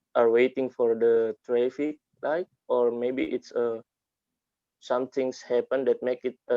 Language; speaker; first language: English; non-native, learner; Indonesian